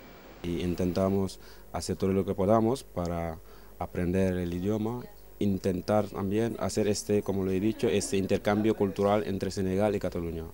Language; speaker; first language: Spanish; non-native, fluent; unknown